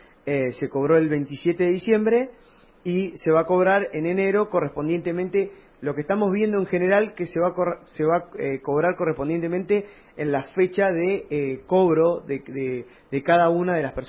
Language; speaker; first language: Spanish; native; Spanish